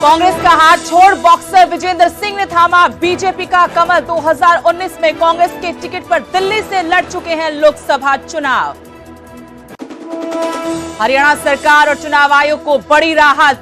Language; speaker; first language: Hindi; native; Hindi